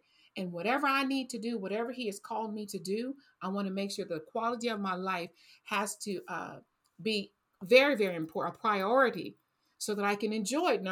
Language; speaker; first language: English; native; English